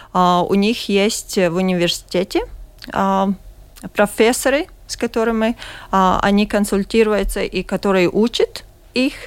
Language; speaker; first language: Russian; non-native, local second language; Latvian